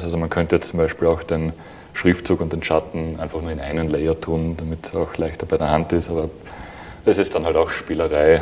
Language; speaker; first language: German; native; German